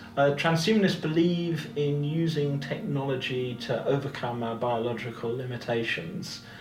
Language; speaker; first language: English; native; English